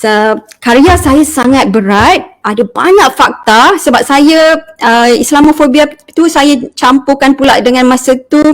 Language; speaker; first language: Malay; native; Malay